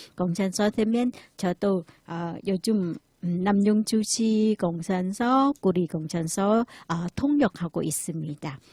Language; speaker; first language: Korean; non-native, learner; Thai